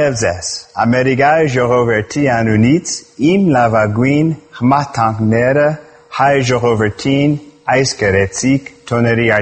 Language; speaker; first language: Armenian; non-native, learner; English